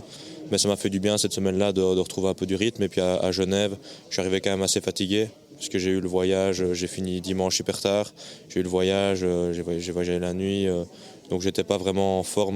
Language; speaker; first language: French; native; French